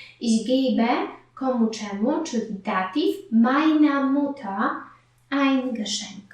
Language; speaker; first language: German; non-native, fluent; Polish